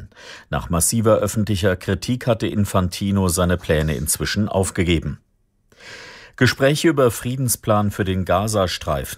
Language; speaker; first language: German; native; German